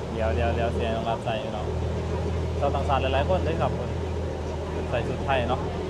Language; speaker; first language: Thai; native; Thai